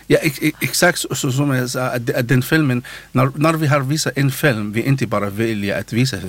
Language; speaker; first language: Swedish; non-native, learner; Arabic